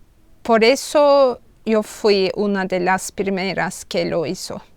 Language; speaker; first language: Spanish; non-native, fluent; Turkish